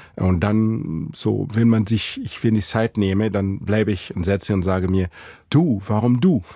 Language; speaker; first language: German; non-native, fluent; Mossi